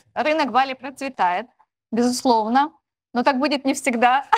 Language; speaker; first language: Russian; native; Russian